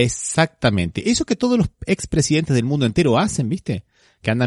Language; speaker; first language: Spanish; native; Spanish